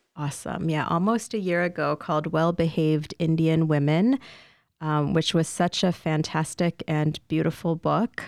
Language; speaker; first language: English; native; English